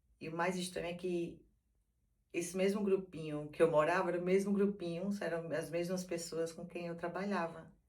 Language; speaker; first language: Portuguese; native; Portuguese